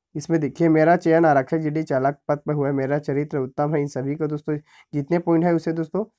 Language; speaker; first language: Hindi; native; Hindi